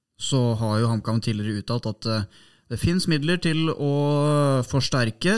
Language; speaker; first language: Norwegian; native; Norwegian